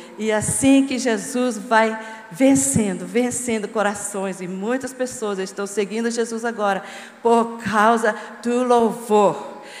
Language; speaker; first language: Portuguese; non-native, fluent; English